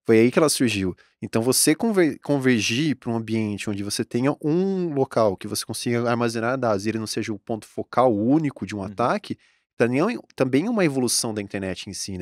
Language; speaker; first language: Portuguese; native; Portuguese